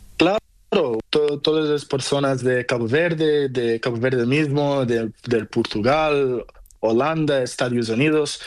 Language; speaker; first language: Spanish; non-native, learner; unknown